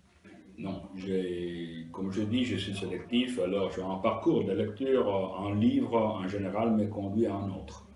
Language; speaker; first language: French; non-native, fluent; Italian